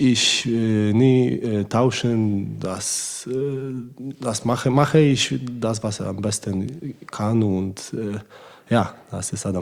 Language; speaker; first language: German; non-native, learner; Polish